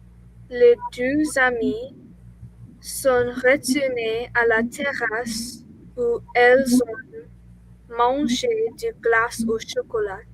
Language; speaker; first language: French; non-native, learner; English